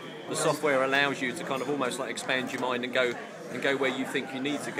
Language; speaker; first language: English; native; English